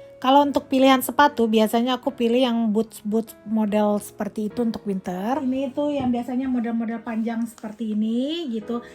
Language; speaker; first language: Indonesian; native; Indonesian